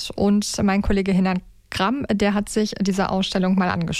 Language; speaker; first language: German; native; German